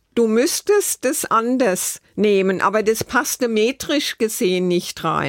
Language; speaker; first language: German; native; German